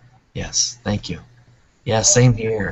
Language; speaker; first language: English; native; English